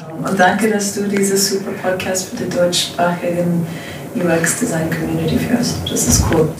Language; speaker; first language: German; non-native, fluent; English